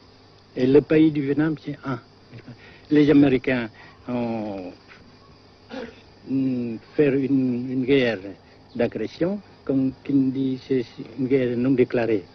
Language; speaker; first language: French; non-native, fluent; Vietnamese